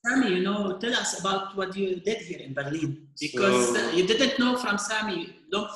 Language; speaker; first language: English; non-native, fluent; Arabic